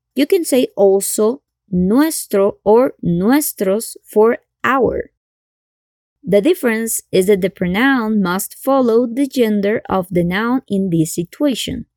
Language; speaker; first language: English; non-native, fluent; Spanish